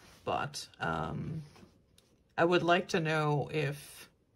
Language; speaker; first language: English; non-native, local second language; French